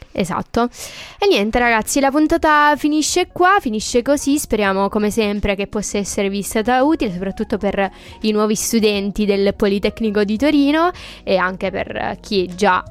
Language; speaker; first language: Italian; native; Italian